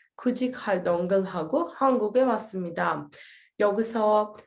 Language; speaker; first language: Korean; non-native, fluent; Turkish